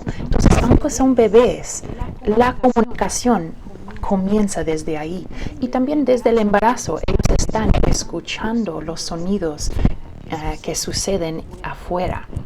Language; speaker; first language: Spanish; early bilingual, heritage; Spanish